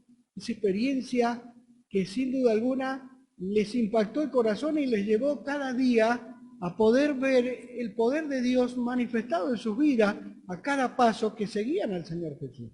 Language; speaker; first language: Spanish; native; Spanish